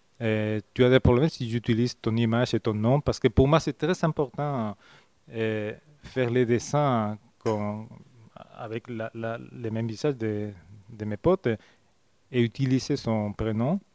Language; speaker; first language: French; non-native, fluent; Spanish